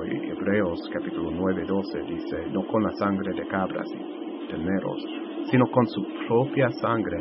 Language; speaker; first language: Spanish; non-native, fluent; English